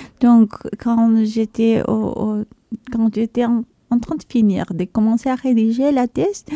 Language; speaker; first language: French; non-native, fluent; Spanish